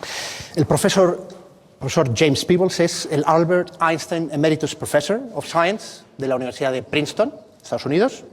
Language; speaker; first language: Spanish; native; Spanish